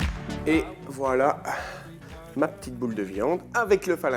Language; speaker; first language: French; native; French